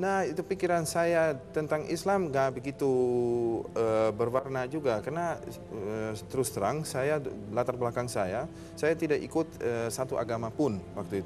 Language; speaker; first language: Indonesian; non-native, fluent; Dutch